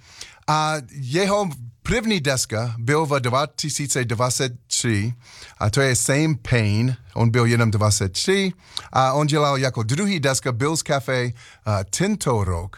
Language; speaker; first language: Czech; non-native, learner; English